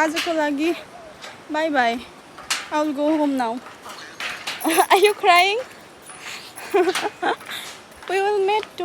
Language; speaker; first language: English; non-native, learner; Nepali